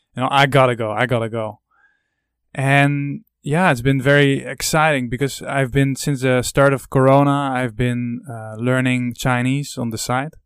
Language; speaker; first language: English; non-native, fluent; Dutch